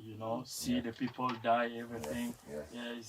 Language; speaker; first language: English; non-native, learner; French